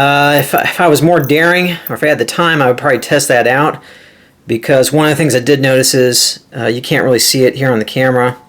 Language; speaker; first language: English; native; English